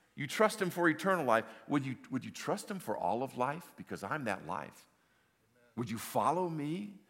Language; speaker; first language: English; native; English